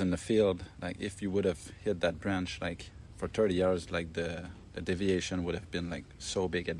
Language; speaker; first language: English; non-native, fluent; French